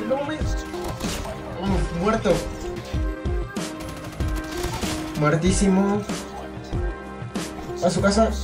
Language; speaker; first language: Spanish; native; Spanish